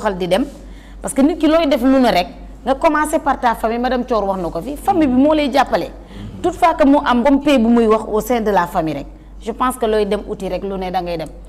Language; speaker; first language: Wolof; non-native, local second language; Jola-Fonyi